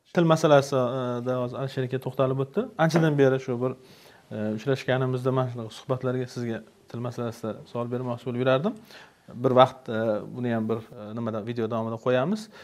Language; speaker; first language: Uzbek; native; Uzbek